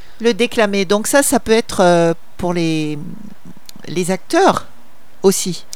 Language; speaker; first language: French; native; French